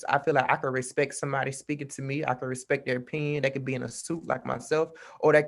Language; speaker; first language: English; native; English